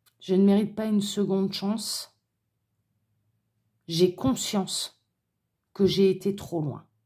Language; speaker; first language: French; native; French